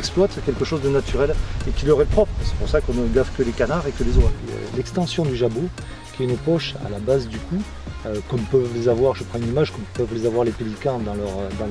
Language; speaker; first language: French; native; French